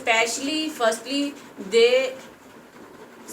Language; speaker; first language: English; non-native, local second language; Hindi